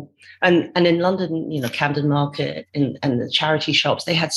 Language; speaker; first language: English; non-native, local second language; Cantonese